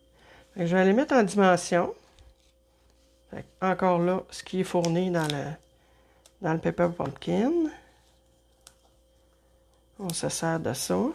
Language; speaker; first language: French; native; French